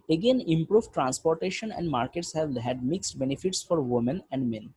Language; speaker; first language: English; non-native, local second language; Bangla